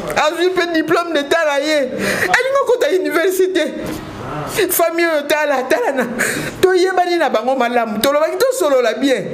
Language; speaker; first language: Lingala; native; Lingala